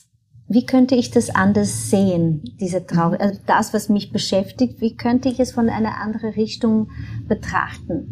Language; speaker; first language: German; non-native, fluent; Portuguese